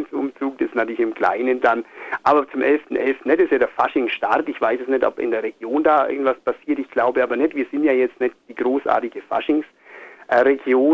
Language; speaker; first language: German; native; German